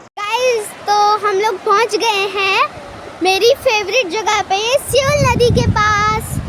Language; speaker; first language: Hindi; native; Hindi